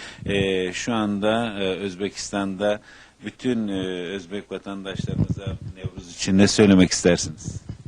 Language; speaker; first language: Turkish; native; Turkish